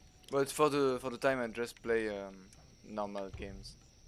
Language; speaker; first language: English; non-native, learner; French